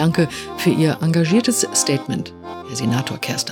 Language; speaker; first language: German; native; German